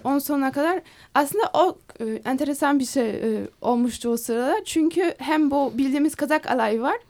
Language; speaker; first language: Turkish; non-native, fluent; Polish